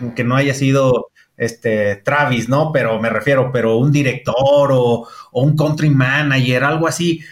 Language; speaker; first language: Spanish; native; Spanish